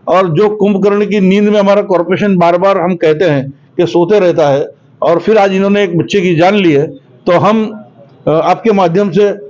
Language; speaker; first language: Hindi; non-native, local second language; Gujarati